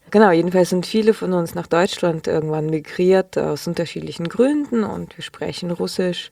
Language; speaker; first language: German; early bilingual, other home language; Russian